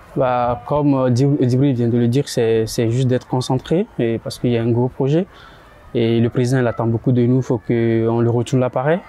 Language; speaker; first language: French; non-native, local second language; Ewe